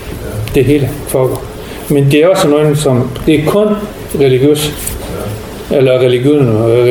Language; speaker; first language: Danish; non-native, learner; Persian